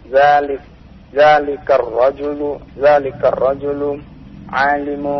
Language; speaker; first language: Arabic; non-native, learner; Indonesian